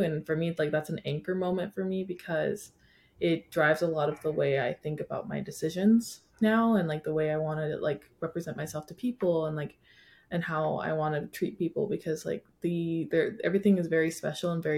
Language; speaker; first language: English; native; English